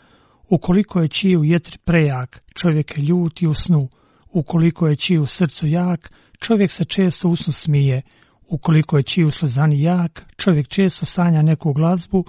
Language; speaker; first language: Croatian; non-native, fluent; Chinese